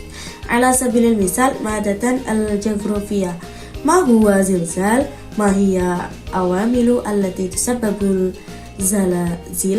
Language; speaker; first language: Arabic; non-native, learner; Indonesian